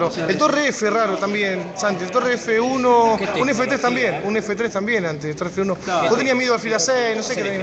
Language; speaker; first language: Spanish; native; Spanish